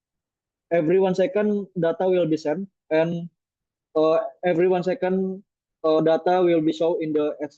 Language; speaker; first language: English; non-native, learner; Indonesian